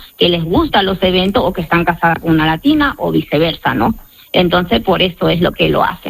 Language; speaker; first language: Spanish; native; Spanish